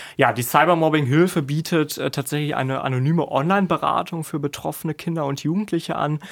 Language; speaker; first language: German; native; German